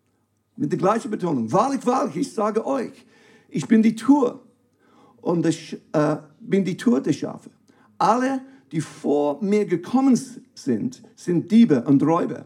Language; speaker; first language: German; non-native, fluent; English